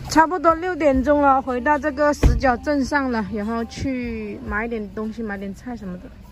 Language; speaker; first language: Chinese; native; Chinese